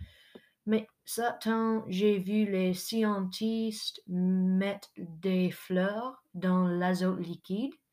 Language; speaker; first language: French; non-native, local second language; English